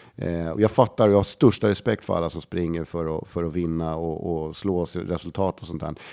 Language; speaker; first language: Swedish; native; Swedish